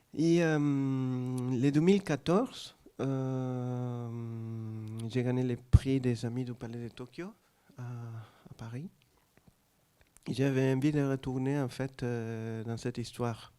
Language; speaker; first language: French; non-native, fluent; Spanish